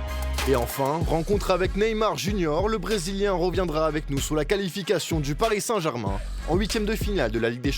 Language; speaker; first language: French; native; French